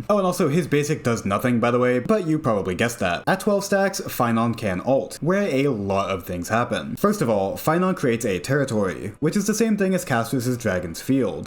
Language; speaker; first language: English; native; English